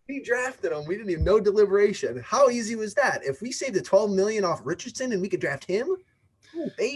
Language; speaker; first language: English; native; English